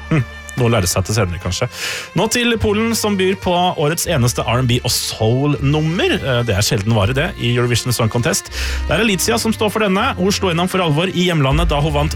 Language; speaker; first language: Norwegian; native; Norwegian